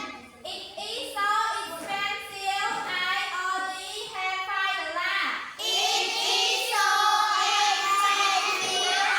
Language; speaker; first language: English; non-native, learner; Khmer